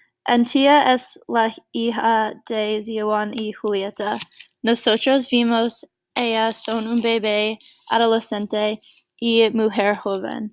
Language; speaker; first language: Spanish; non-native, learner; English